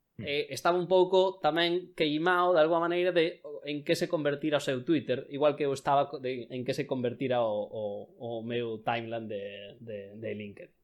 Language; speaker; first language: Galician; non-native, local second language; Spanish